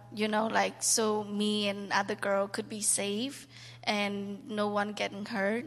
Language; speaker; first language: English; non-native, learner; Khmer